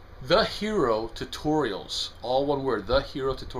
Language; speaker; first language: English; native; English